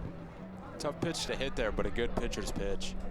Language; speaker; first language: English; native; English